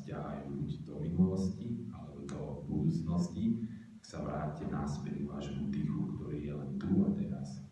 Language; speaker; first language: Slovak; native; Slovak